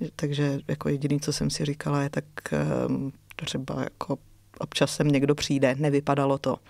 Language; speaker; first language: Czech; native; Czech